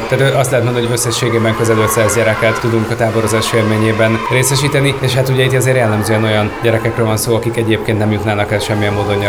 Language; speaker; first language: Hungarian; native; Hungarian